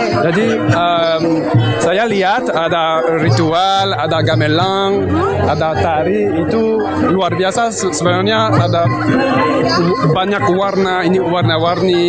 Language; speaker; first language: Indonesian; non-native, fluent; French